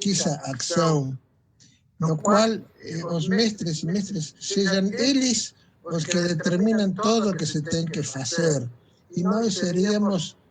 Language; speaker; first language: Portuguese; non-native, fluent; Spanish